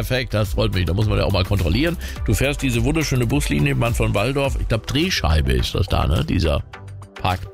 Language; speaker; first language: German; native; German